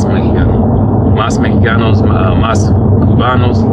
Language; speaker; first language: Spanish; non-native, learner; English